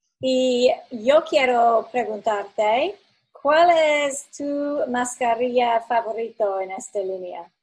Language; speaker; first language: Spanish; non-native, fluent; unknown